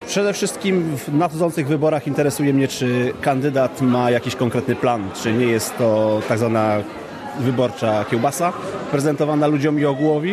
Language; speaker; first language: Polish; native; Polish